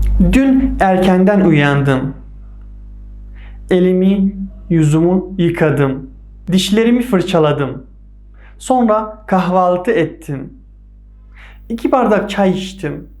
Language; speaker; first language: Turkish; non-native, fluent; Persian